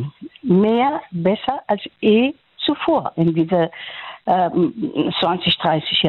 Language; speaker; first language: German; non-native, fluent; Persian